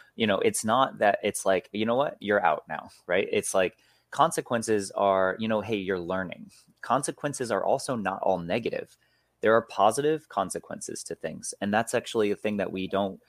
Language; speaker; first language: English; native; English